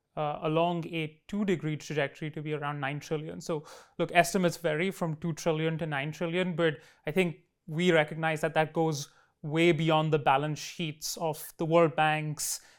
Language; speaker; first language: English; non-native, local second language; Hindi